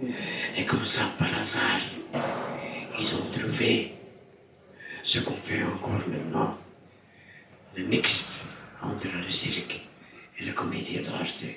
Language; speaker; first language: French; non-native, fluent; Dutch